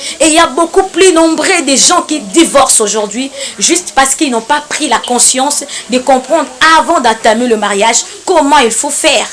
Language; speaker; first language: French; non-native, local second language; Lingala